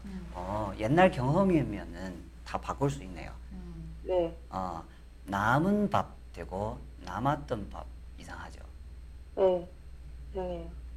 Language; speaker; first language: Korean; non-native, fluent; Chinese